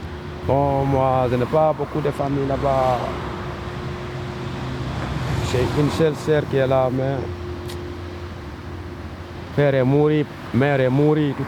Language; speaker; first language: French; non-native, learner; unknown